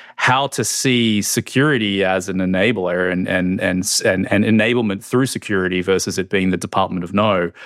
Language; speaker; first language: English; native; English